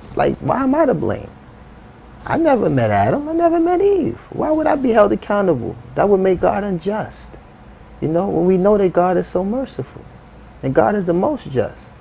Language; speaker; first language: English; native; English